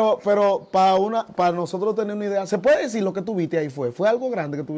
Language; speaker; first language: Spanish; native; Spanish